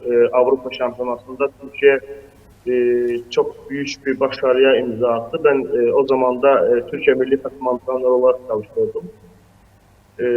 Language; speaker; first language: Turkish; non-native, fluent; Azerbaijani